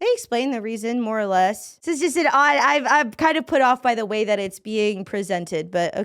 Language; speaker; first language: English; native; English